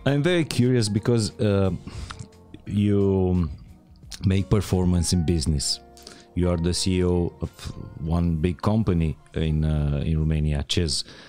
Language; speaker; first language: English; non-native, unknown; Romanian